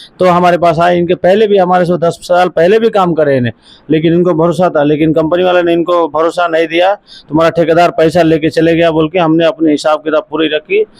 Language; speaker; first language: Hindi; native; Hindi